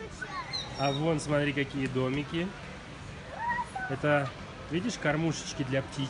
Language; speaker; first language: Russian; native; Russian